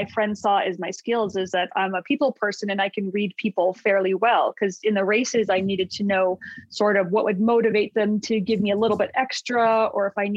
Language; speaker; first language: English; native; English